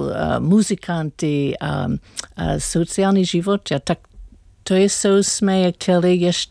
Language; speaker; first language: Czech; non-native, learner; English